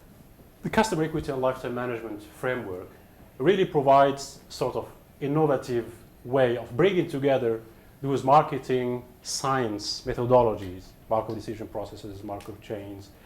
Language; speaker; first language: English; non-native, fluent; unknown